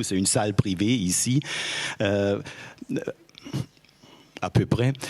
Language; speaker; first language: French; non-native, fluent; German